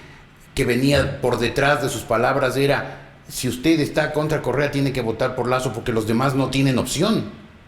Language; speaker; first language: Spanish; native; Spanish